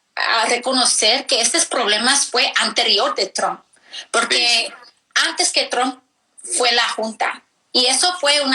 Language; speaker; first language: Spanish; early bilingual, heritage; English